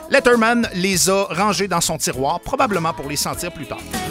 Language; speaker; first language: French; native; French